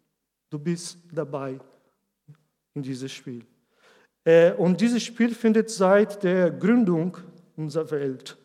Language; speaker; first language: German; non-native, learner; Portuguese